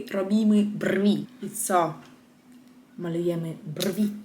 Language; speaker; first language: Polish; non-native, fluent; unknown